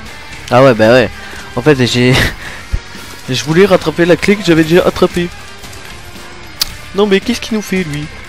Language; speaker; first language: French; native; French